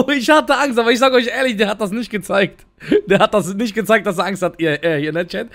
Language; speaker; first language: German; native; German